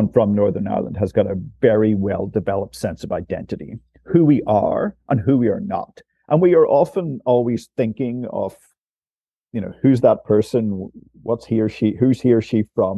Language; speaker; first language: English; native; English